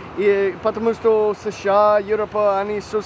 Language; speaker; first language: Russian; non-native, learner; English